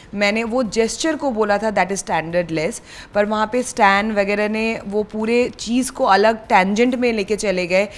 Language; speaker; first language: Hindi; non-native, local second language; Bangla